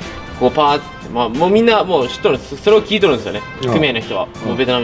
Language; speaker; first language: Japanese; native; Japanese